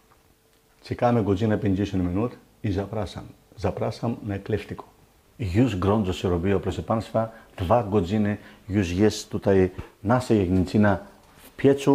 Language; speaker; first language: Polish; non-native, learner; Greek